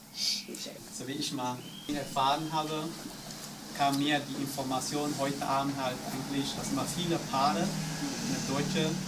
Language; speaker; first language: German; non-native, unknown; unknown